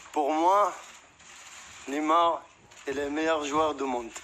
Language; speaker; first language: French; non-native, learner; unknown